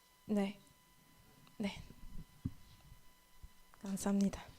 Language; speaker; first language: Korean; non-native, learner; Spanish